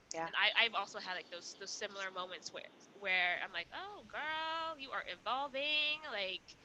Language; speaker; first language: English; non-native, local second language; Kinyarwanda